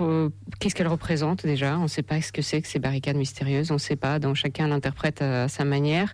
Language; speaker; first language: French; non-native, fluent; Russian